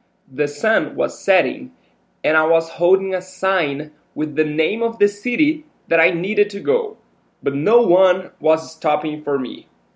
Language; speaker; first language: English; non-native, fluent; Portuguese